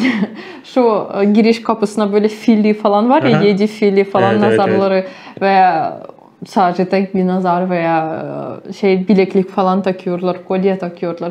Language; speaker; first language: Turkish; non-native, fluent; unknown